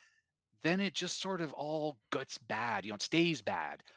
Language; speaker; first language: English; native; English